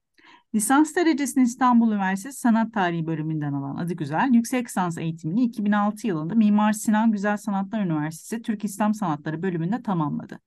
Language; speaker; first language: Turkish; native; Turkish